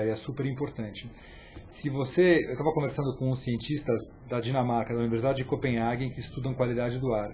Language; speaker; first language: Portuguese; native; Portuguese